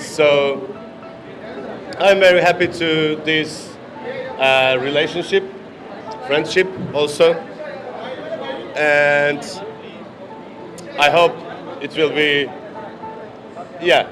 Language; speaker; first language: English; non-native, learner; Turkish